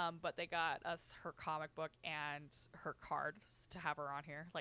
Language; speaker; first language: English; native; English